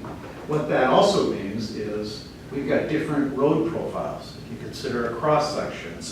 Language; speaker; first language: English; native; English